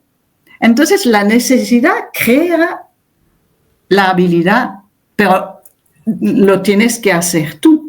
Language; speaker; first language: Spanish; non-native, fluent; French